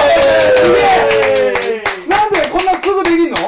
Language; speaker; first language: Japanese; native; Japanese